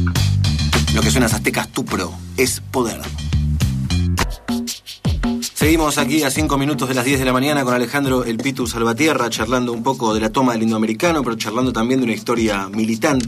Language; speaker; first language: Spanish; native; Spanish